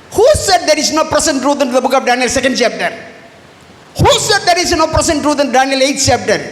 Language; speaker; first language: English; non-native, local second language; Tamil